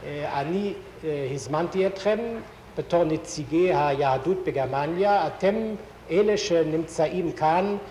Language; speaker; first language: Hebrew; non-native, fluent; German